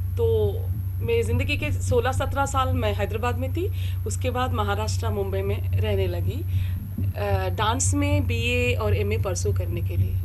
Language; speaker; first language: Hindi; non-native, local second language; Telugu